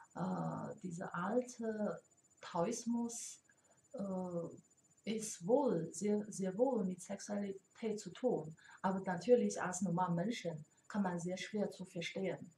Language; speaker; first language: German; non-native, learner; Chinese